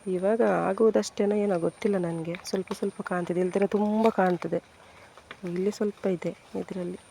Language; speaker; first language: Kannada; non-native, local second language; Tulu